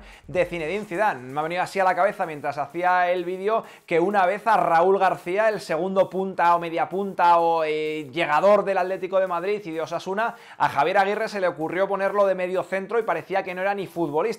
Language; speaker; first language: Spanish; native; Spanish